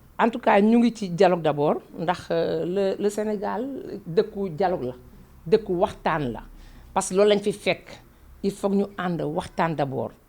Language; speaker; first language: Wolof; non-native, local second language; Fula